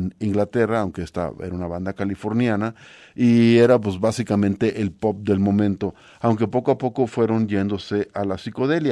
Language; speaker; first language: Spanish; native; Spanish